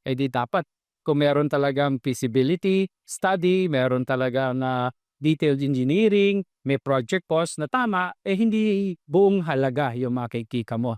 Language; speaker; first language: Filipino; native; Filipino